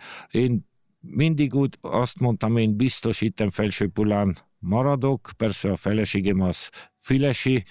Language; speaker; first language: Hungarian; early bilingual, heritage; Hungarian